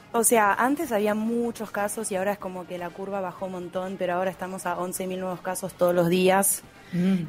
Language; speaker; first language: Spanish; non-native, fluent; French